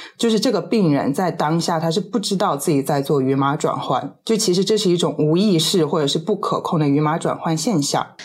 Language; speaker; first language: Chinese; native; Chinese